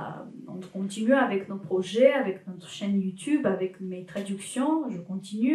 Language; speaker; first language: French; non-native, fluent; Ukrainian